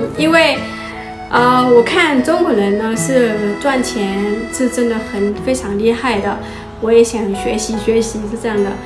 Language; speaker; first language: Chinese; non-native, fluent; Lao